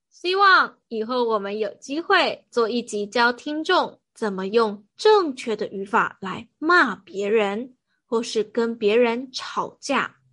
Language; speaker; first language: Chinese; native; Chinese